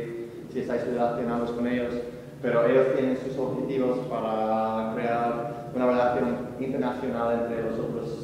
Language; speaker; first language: Spanish; non-native, learner; English